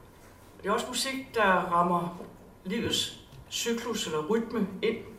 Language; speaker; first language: Danish; native; Danish